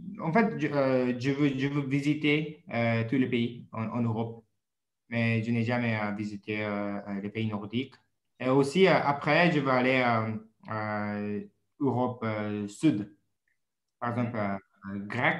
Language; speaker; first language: French; non-native, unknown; Japanese